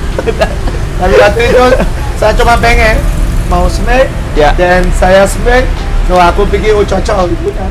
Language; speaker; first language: Indonesian; non-native, fluent; English